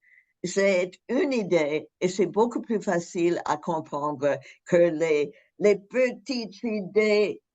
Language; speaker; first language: French; non-native, fluent; English